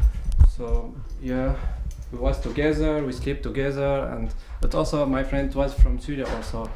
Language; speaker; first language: English; non-native, learner; Arabic